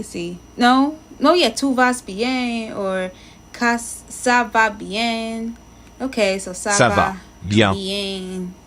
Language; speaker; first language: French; non-native, learner; English